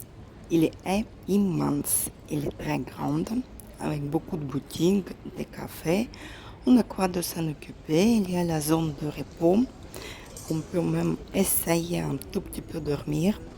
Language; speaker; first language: French; non-native, fluent; Russian